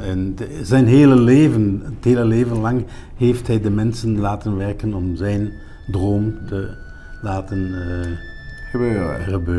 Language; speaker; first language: Dutch; non-native, local second language; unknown